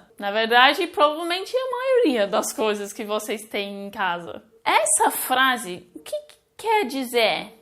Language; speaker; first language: Portuguese; non-native, fluent; English